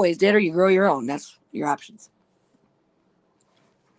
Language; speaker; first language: English; native; English